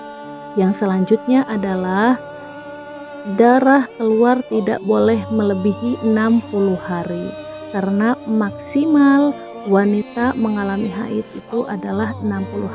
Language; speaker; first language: Indonesian; native; Indonesian